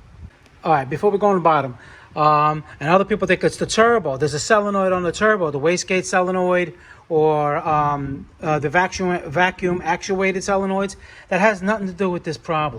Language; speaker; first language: English; native; English